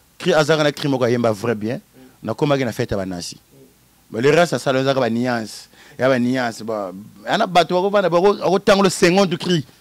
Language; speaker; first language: Lingala; native; Lingala